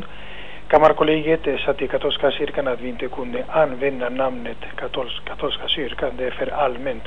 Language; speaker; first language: Swedish; non-native, fluent; Spanish